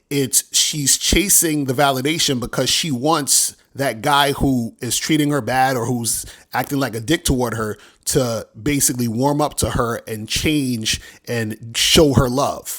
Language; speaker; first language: English; native; English